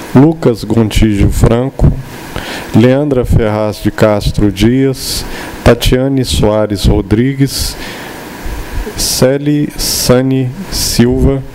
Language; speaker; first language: Portuguese; native; Portuguese